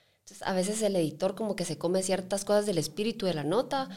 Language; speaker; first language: Spanish; native; Spanish